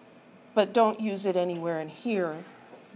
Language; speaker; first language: English; native; English